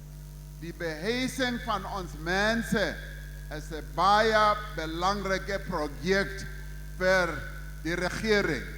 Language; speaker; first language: Afrikaans; non-native, local second language; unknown